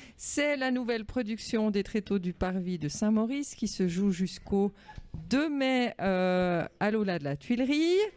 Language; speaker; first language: French; native; French